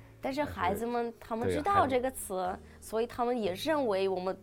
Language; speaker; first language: Chinese; non-native, fluent; Russian